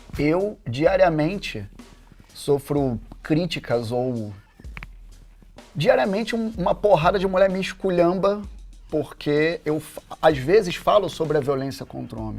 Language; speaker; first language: Portuguese; native; Portuguese